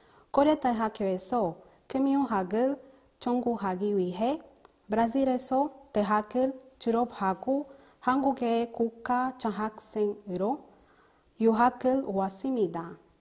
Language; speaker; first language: Korean; non-native, learner; Portuguese